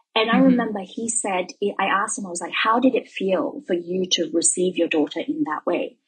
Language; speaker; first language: English; native; English